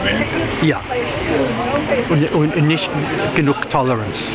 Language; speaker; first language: German; non-native, learner; English